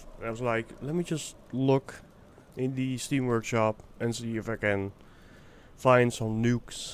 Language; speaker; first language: English; non-native, fluent; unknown